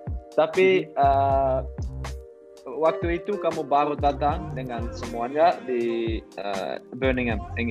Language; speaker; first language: Indonesian; non-native, learner; Dutch